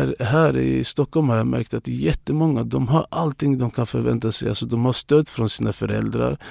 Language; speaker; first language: Swedish; non-native, fluent; Azerbaijani